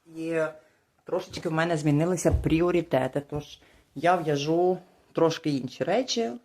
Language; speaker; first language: Ukrainian; non-native, local second language; Russian